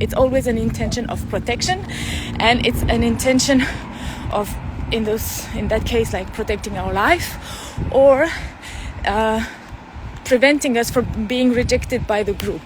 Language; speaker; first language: English; non-native, fluent; French